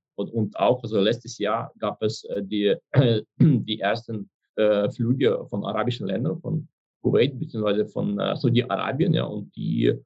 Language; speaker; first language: German; non-native, fluent; Ukrainian